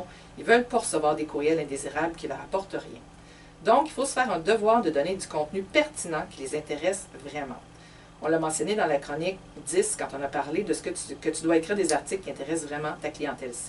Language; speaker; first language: French; native; French